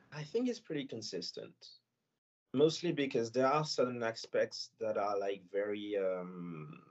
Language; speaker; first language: English; non-native, fluent; French